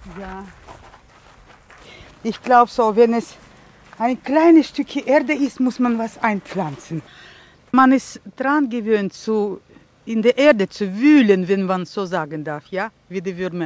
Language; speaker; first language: German; early bilingual, heritage; German